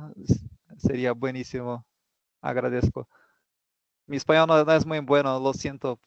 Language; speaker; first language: Spanish; non-native, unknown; Portuguese